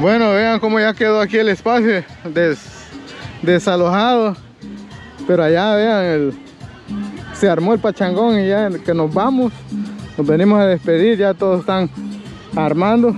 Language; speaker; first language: Spanish; native; Spanish